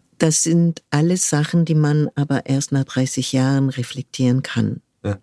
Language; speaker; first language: German; non-native, fluent; French